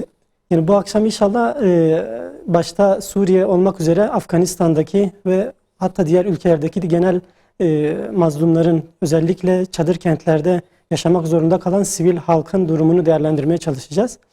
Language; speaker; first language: Turkish; native; Turkish